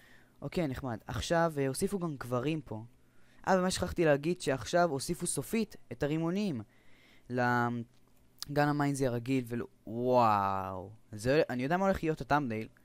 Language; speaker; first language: Hebrew; native; Hebrew